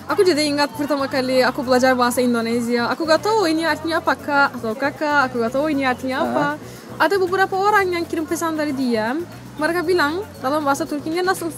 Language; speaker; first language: Indonesian; non-native, fluent; Turkish